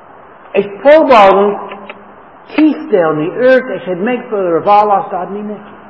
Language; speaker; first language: Hungarian; non-native, fluent; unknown